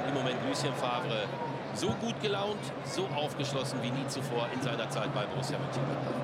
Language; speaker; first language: German; native; German